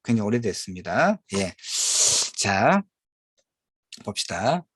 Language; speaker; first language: Korean; native; Korean